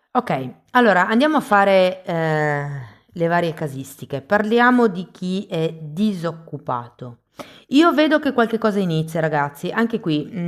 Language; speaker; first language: Italian; native; Italian